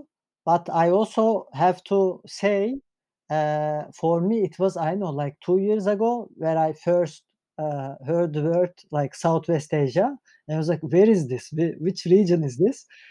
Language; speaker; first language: English; non-native, fluent; Turkish